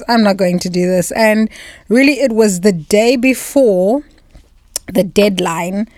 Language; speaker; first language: English; non-native, local second language; Shona